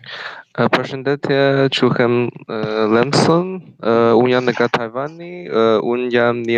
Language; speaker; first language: Albanian; non-native, learner; Chinese